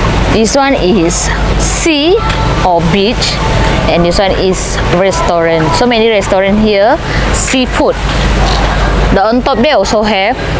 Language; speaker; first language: English; non-native, learner; Indonesian